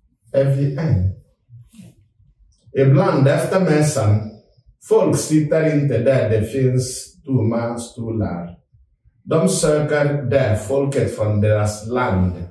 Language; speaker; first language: Swedish; non-native, fluent; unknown